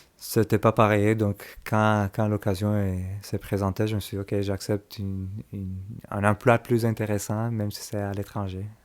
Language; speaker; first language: French; early bilingual, other home language; Spanish